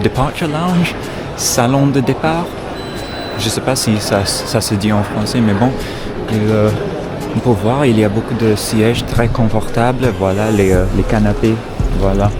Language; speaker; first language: French; non-native, fluent; English